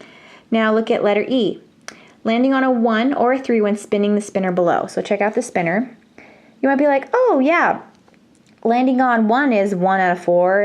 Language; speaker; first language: English; native; English